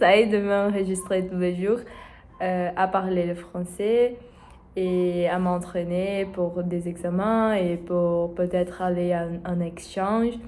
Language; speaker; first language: French; non-native, learner; Portuguese